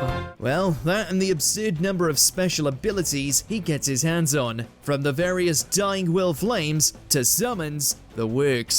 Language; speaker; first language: English; native; English